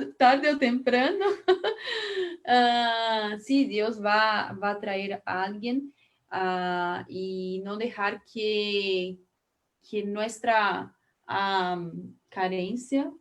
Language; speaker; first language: Spanish; non-native, learner; Portuguese